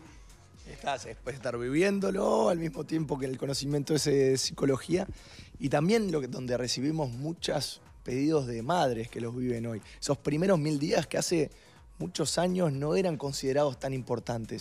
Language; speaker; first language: Spanish; native; Spanish